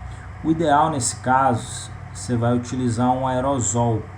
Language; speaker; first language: Portuguese; native; Portuguese